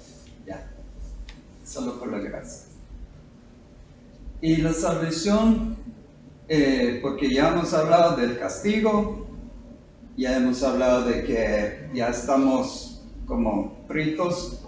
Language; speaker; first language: Spanish; non-native, fluent; English